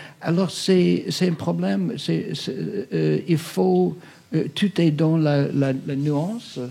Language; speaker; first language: French; non-native, fluent; English